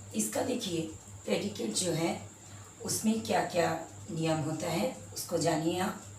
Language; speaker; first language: Hindi; native; Hindi